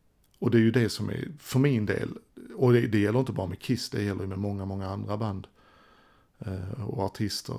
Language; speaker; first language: Swedish; native; Swedish